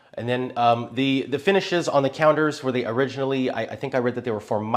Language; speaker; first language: English; native; English